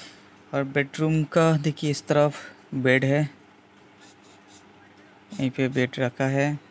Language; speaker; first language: Hindi; non-native, local second language; Bangla